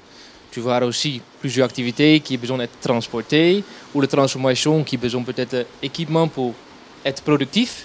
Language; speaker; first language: French; non-native, fluent; Dutch